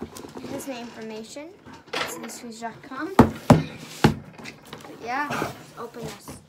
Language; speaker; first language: English; native; English